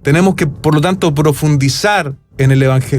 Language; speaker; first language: Spanish; native; Spanish